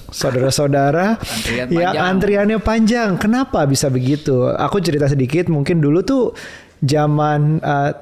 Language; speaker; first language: Indonesian; native; Indonesian